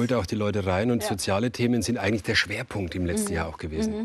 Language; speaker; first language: German; native; German